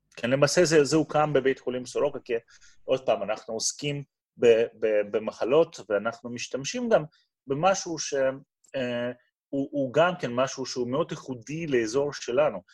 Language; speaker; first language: Hebrew; non-native, fluent; Russian